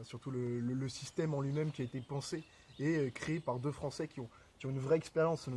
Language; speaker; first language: French; native; French